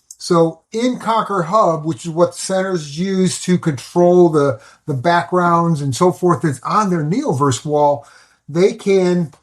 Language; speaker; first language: English; native; English